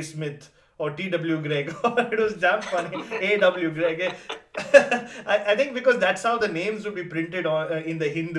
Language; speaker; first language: English; non-native, local second language; Tamil